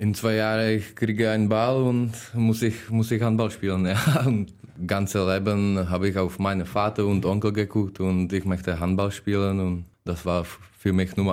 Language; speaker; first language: German; non-native, learner; Czech